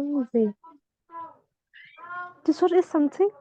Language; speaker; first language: English; non-native, learner; Vietnamese